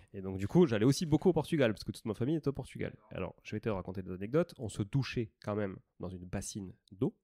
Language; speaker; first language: French; native; French